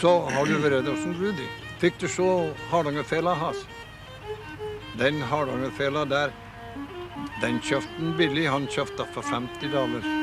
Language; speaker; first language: Norwegian; early bilingual, heritage; English